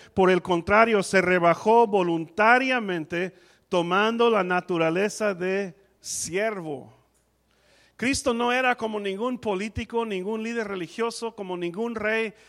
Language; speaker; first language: Spanish; non-native, fluent; English